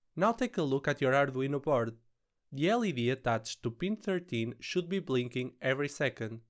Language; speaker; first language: English; non-native, fluent; Portuguese